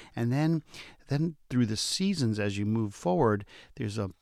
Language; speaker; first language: English; native; English